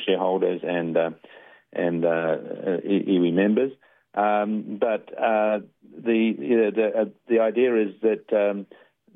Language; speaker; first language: English; native; English